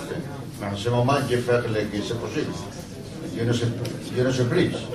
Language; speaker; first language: French; non-native, learner; Spanish